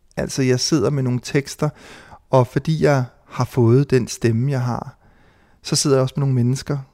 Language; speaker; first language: Danish; native; Danish